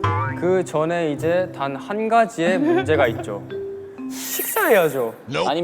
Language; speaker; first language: Korean; native; Korean